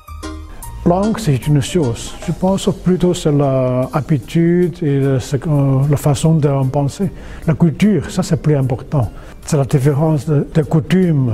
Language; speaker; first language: French; non-native, fluent; Chinese